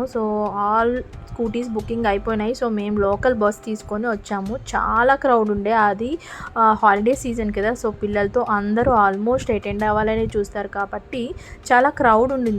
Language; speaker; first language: Telugu; native; Telugu